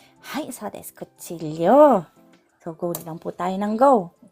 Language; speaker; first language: Japanese; non-native, fluent; Filipino